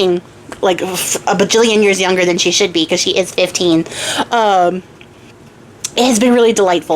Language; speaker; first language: English; native; English